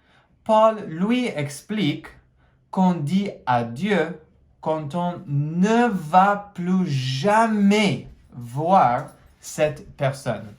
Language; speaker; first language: French; non-native, fluent; English